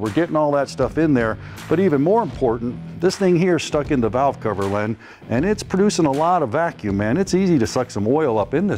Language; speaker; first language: English; native; English